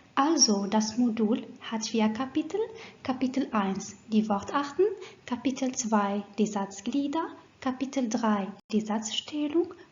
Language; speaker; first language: German; non-native, fluent; Arabic